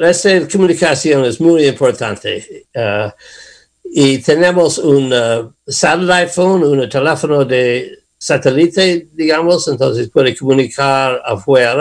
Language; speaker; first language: Spanish; non-native, learner; English